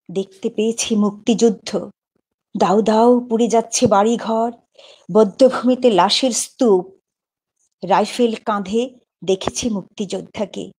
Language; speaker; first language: Bangla; native; Bangla